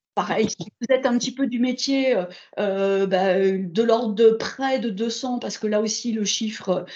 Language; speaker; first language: French; native; French